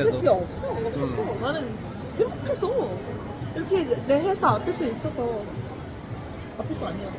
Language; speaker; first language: Korean; non-native, learner; Arabic